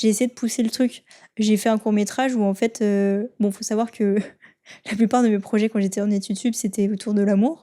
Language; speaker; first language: French; native; French